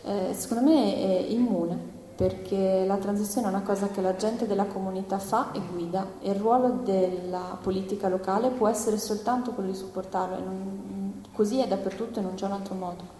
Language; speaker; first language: Italian; non-native, fluent; English